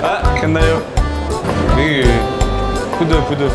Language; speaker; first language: Korean; non-native, learner; French